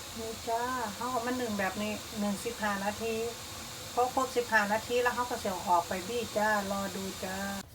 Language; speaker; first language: Thai; native; Thai